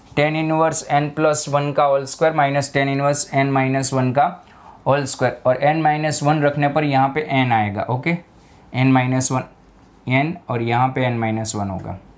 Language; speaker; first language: Hindi; non-native, local second language; Gujarati